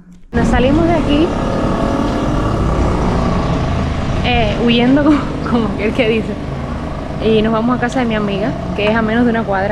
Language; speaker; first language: Spanish; native; Spanish